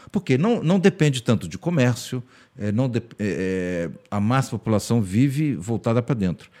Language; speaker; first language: Portuguese; early bilingual, heritage; Portuguese